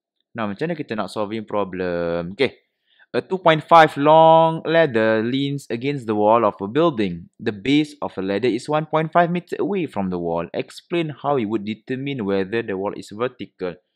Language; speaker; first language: English; non-native, local second language; Malay